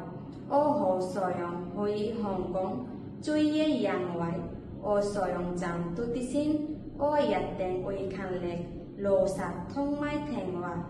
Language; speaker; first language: Cantonese; non-native, learner; Bangla